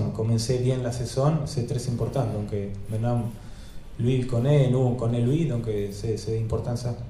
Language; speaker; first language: French; non-native, learner; Spanish